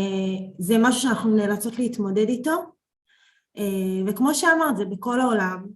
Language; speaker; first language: Hebrew; early bilingual, other home language; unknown